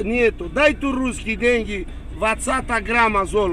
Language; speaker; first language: Russian; non-native, learner; Romanian